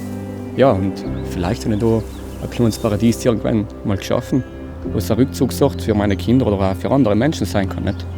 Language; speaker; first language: German; native; German